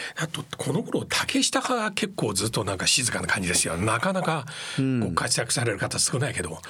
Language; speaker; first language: Japanese; non-native, fluent; Chinese